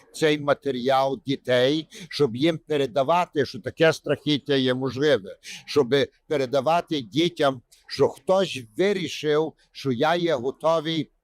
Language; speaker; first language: Ukrainian; early bilingual, heritage; Ukrainian